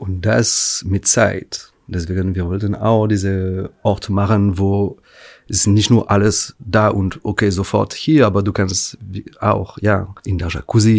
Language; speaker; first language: German; non-native, fluent; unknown